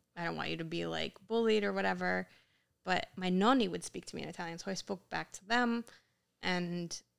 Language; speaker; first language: English; native; English